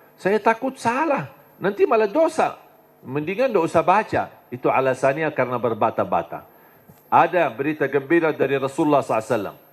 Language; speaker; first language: Indonesian; non-native, fluent; Arabic